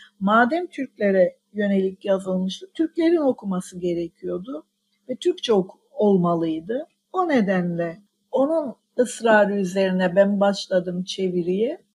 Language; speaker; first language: Turkish; non-native, local second language; Armenian